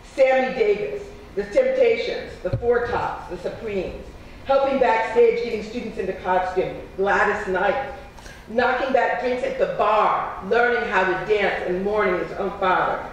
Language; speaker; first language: English; native; English